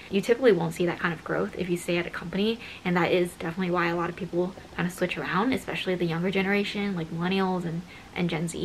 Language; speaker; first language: English; native; English